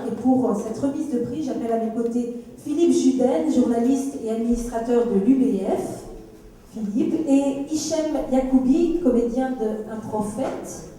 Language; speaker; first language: French; native; French